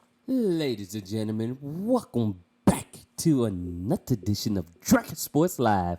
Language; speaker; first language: English; native; English